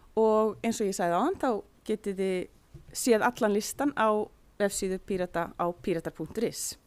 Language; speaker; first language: Icelandic; native; Icelandic